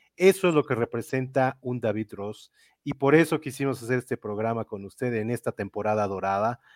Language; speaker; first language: Spanish; native; Spanish